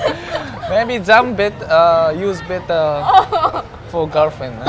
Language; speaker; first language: English; non-native, learner; Japanese